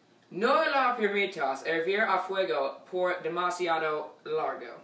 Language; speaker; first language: Spanish; non-native, learner; English